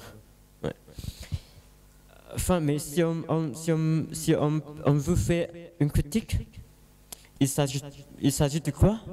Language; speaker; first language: French; non-native, learner; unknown